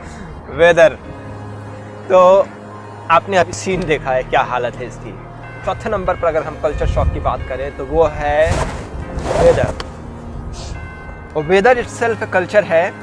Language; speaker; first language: Hindi; native; Hindi